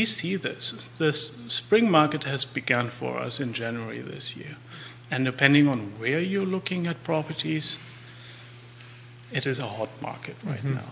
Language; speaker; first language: English; non-native, fluent; German